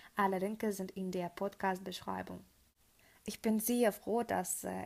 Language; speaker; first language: German; non-native, fluent; Russian